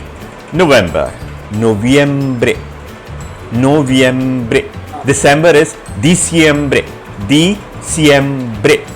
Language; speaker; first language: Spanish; non-native, fluent; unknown